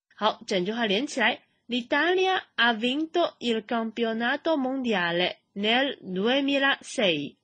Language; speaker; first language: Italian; non-native, fluent; Chinese